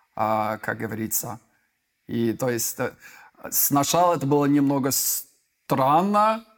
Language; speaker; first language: Russian; non-native, fluent; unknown